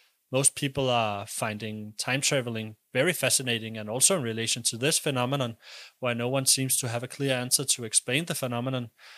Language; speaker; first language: English; non-native, fluent; Danish